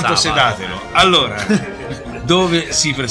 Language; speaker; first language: Italian; native; Italian